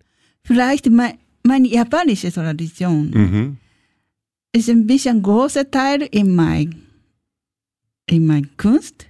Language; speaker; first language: German; non-native, learner; Japanese